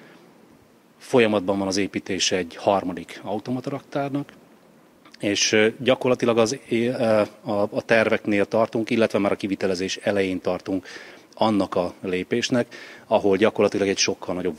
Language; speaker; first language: Hungarian; native; Hungarian